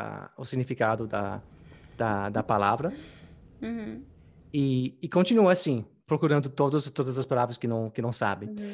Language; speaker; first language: Portuguese; non-native, fluent; English